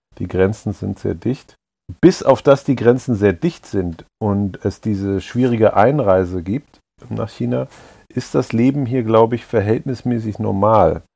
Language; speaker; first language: German; native; German